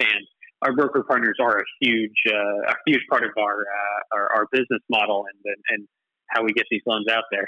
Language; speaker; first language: English; native; English